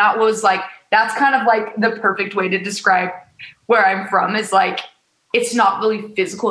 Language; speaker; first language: English; native; English